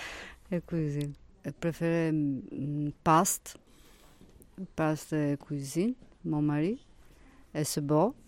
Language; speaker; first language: French; non-native, learner; Albanian